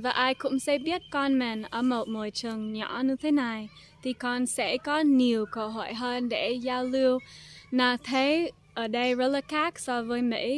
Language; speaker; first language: Vietnamese; non-native, fluent; English